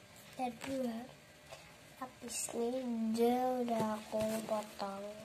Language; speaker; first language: Indonesian; native; Indonesian